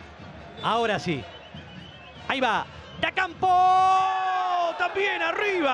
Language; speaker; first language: Spanish; native; Spanish